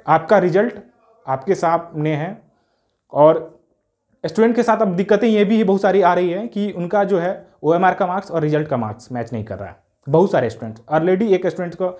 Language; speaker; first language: Hindi; native; Hindi